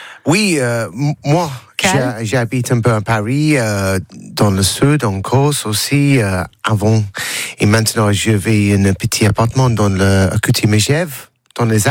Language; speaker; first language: French; non-native, learner; English